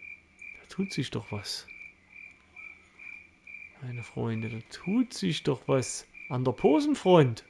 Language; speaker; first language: German; native; German